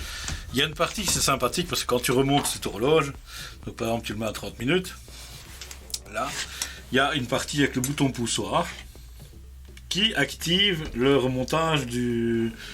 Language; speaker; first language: French; native; French